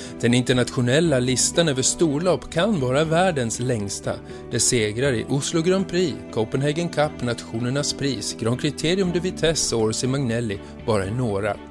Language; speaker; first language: Swedish; native; Swedish